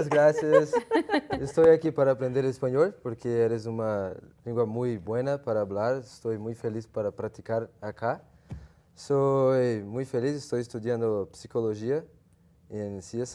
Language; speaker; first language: Spanish; non-native, learner; Portuguese